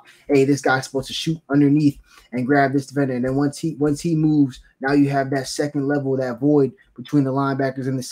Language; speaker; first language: English; native; English